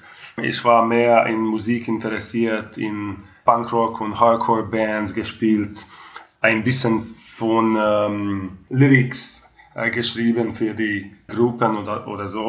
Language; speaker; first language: German; non-native, fluent; Croatian